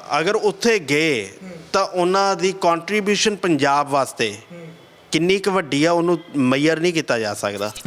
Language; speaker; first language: Punjabi; early bilingual, heritage; Punjabi